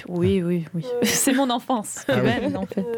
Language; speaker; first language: French; early bilingual, other home language; Spanish